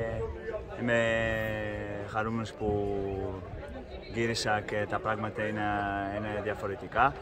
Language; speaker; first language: Greek; non-native, fluent; Portuguese